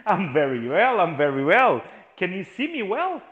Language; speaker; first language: English; non-native, fluent; Portuguese